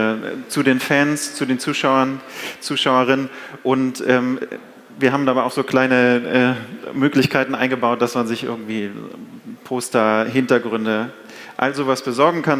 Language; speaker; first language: German; native; German